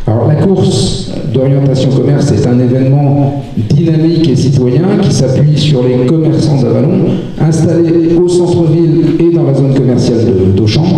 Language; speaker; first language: French; native; French